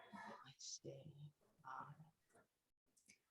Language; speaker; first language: English; non-native, fluent; Indonesian